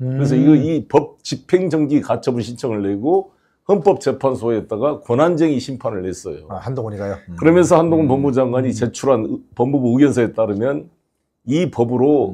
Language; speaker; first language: Korean; native; Korean